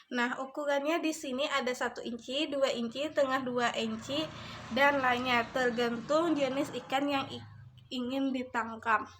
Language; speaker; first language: Indonesian; non-native, local second language; Banjar